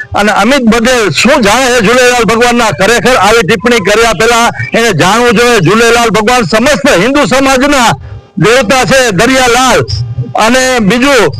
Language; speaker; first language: Gujarati; non-native, local second language; Sindhi